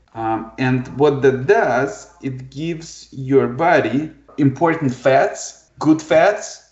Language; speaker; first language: English; non-native, fluent; Ukrainian